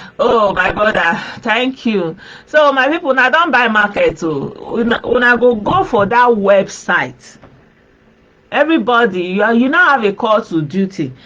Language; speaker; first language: Nigerian Pidgin; non-native, local second language; Igbo